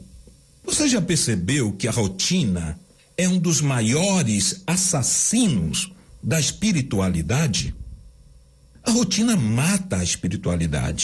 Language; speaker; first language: Portuguese; native; Portuguese